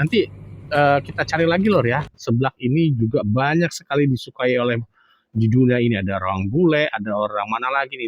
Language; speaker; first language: Indonesian; native; Indonesian